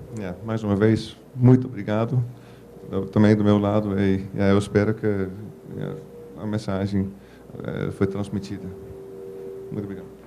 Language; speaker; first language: Portuguese; non-native, fluent; Dutch